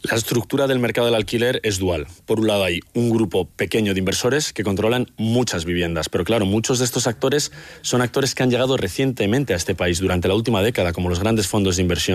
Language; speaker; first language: Spanish; native; Spanish